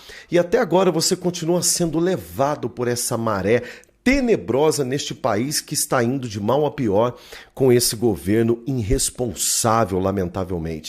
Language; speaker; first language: Portuguese; native; Portuguese